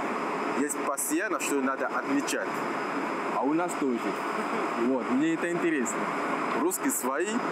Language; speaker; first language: Russian; non-native, learner; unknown